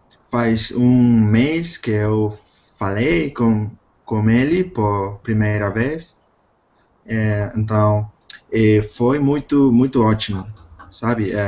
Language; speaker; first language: Portuguese; non-native, learner; Spanish